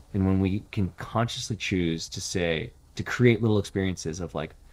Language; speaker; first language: English; native; English